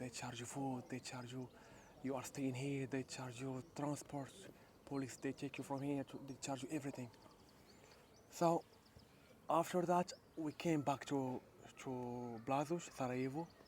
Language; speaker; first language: English; non-native, learner; Arabic